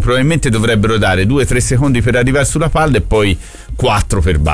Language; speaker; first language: Italian; native; Italian